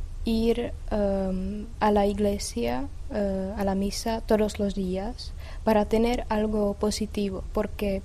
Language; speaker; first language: Spanish; non-native, fluent; Czech